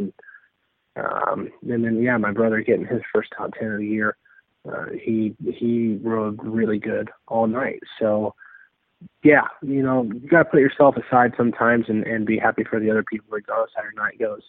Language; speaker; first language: English; native; English